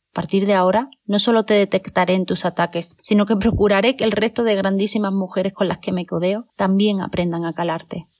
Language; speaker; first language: Spanish; native; Spanish